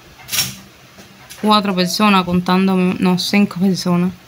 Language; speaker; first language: Spanish; native; Spanish